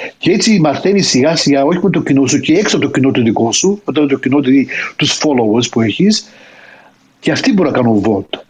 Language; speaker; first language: Greek; early bilingual, heritage; Greek